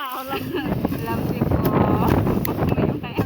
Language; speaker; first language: Vietnamese; non-native, local second language; Jarai